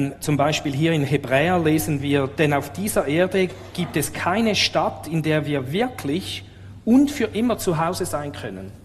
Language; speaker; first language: German; native; German